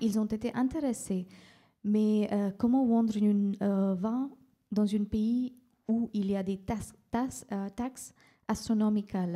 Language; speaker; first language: French; non-native, fluent; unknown